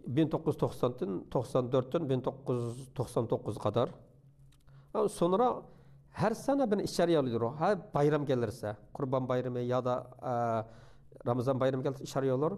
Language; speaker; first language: Turkish; non-native, learner; Uyghur